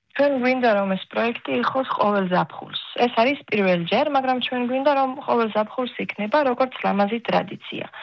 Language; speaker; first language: Georgian; early bilingual, heritage; Georgian